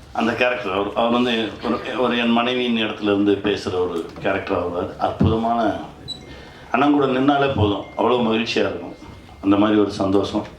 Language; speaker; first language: Tamil; native; Tamil